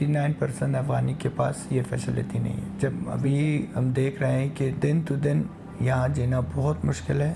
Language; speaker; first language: Hindi; non-native, fluent; Persian